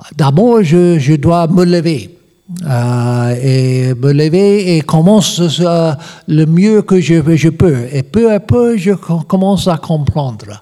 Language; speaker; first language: French; non-native, learner; English